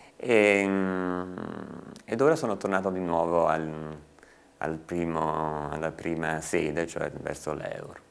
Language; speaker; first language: Italian; native; Italian